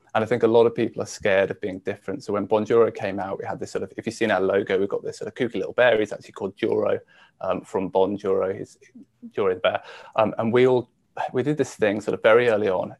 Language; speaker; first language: English; native; English